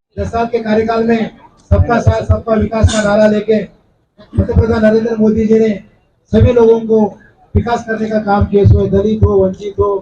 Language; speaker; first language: Hindi; non-native, local second language; Telugu